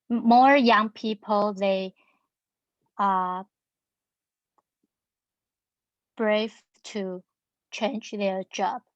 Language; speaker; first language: English; non-native, learner; Chinese